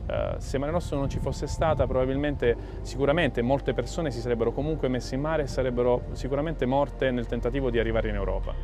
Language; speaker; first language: Italian; native; Italian